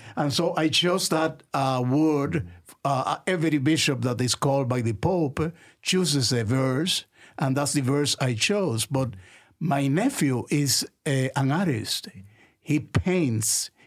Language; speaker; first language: English; non-native, fluent; Spanish